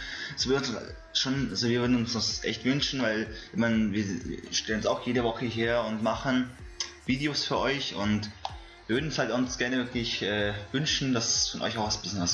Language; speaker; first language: German; native; German